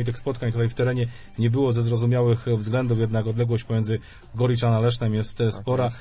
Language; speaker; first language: Polish; native; Polish